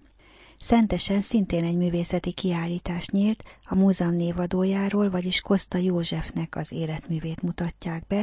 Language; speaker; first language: Hungarian; native; Hungarian